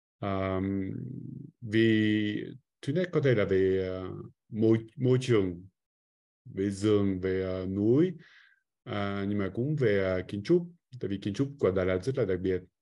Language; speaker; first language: Vietnamese; non-native, fluent; French